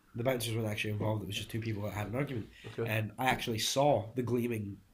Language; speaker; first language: English; early bilingual, other home language; Hungarian